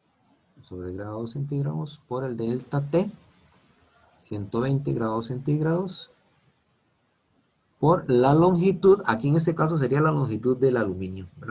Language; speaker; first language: Spanish; native; Spanish